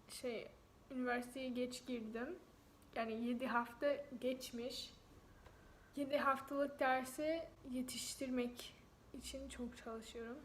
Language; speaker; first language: Turkish; non-native, fluent; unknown